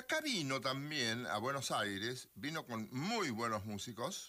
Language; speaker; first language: Spanish; native; Spanish